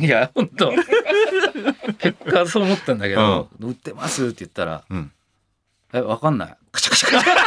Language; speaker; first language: Japanese; native; Japanese